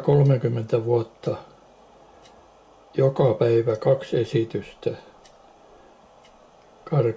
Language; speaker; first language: Finnish; native; Finnish